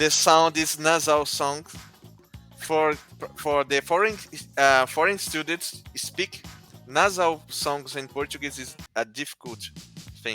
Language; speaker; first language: English; non-native, learner; Portuguese